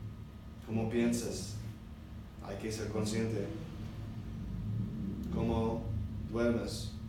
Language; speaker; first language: Spanish; non-native, learner; English